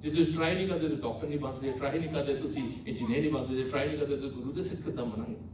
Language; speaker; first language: Punjabi; early bilingual, heritage; Punjabi